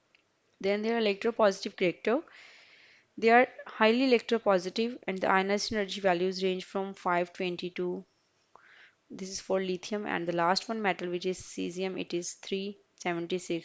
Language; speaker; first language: English; non-native, local second language; Urdu